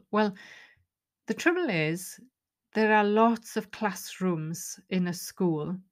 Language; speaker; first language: English; non-native, local second language; Welsh